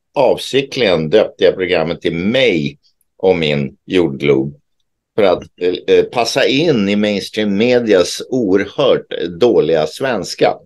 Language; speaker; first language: Swedish; native; Swedish